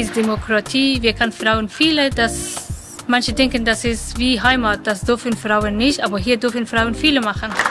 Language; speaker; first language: German; non-native, learner; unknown